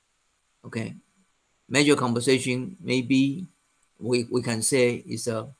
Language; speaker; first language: English; non-native, fluent; Chinese